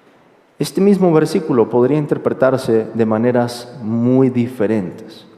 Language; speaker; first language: Spanish; native; Spanish